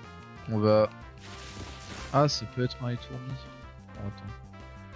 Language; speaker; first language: French; native; French